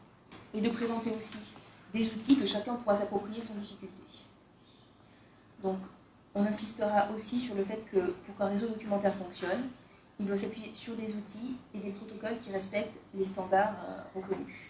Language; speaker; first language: French; native; French